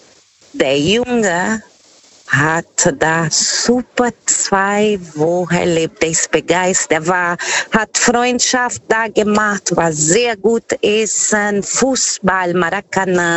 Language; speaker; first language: German; non-native, fluent; Portuguese